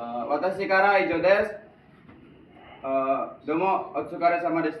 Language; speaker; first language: Japanese; non-native, learner; Indonesian